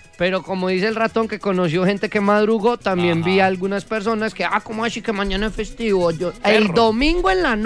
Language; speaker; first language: Spanish; native; Spanish